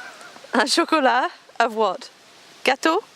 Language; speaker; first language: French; non-native, learner; English